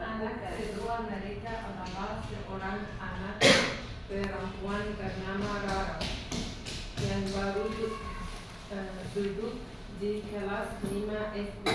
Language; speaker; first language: Indonesian; non-native, learner; Arabic